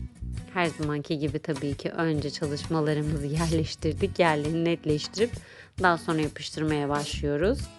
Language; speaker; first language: Turkish; native; Turkish